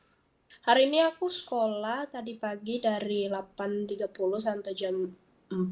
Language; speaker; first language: Indonesian; early bilingual, heritage; Dutch